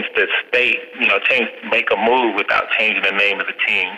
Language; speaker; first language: English; native; English